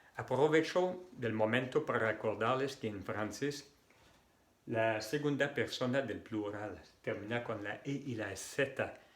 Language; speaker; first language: Spanish; non-native, fluent; French